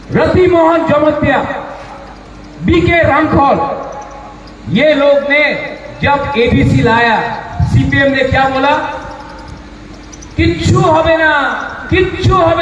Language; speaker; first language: Hindi; non-native, local second language; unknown